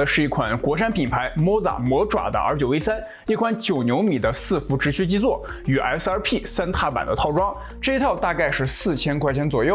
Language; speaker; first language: Chinese; native; Chinese